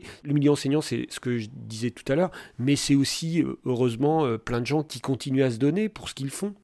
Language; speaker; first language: French; native; French